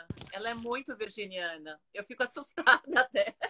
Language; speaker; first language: Portuguese; native; Portuguese